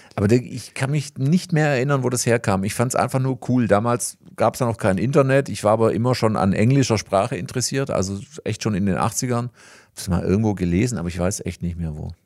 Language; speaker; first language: German; native; German